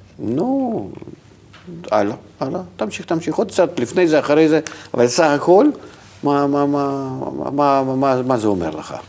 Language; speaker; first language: Hebrew; non-native, fluent; Russian